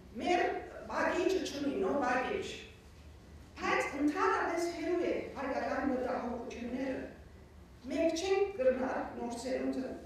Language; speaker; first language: Armenian; native; Armenian